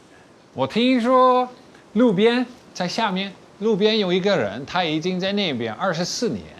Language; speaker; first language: Chinese; non-native, fluent; Dutch